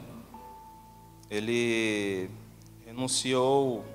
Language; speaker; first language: Portuguese; native; Portuguese